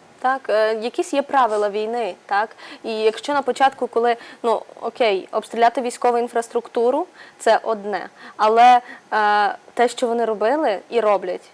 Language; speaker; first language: Ukrainian; native; Ukrainian